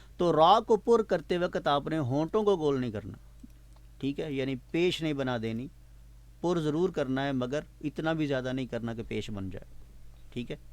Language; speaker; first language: Urdu; non-native, local second language; Punjabi